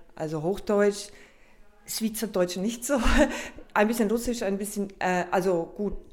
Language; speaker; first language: German; non-native, fluent; Estonian